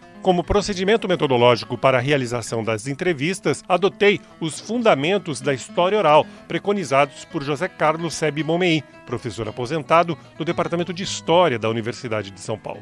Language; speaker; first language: Portuguese; native; Portuguese